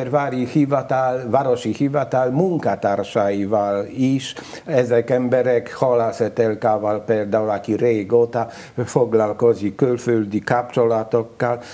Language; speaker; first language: Hungarian; non-native, learner; Polish